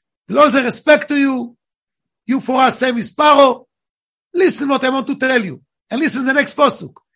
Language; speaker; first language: English; non-native, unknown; Hebrew